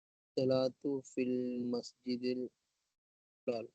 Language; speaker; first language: Arabic; non-native, learner; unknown